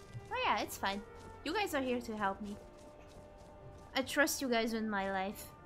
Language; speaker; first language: English; non-native, fluent; Hungarian